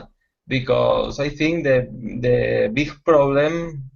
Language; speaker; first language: English; non-native, learner; Spanish